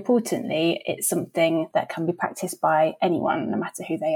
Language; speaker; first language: English; native; English